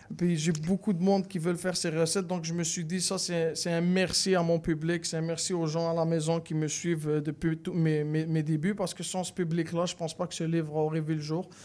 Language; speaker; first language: French; non-native, local second language; Arabic